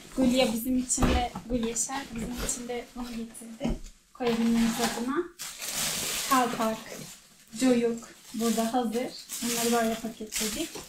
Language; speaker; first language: Turkish; native; Turkish